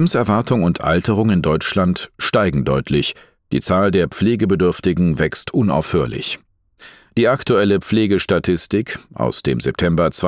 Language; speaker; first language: German; native; German